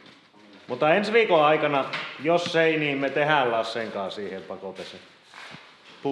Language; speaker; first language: Finnish; native; Finnish